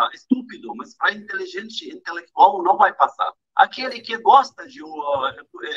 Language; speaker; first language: Portuguese; non-native, fluent; Arabic